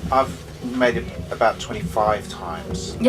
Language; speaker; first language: English; native; English